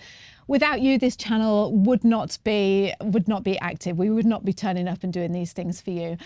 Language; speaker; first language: English; native; English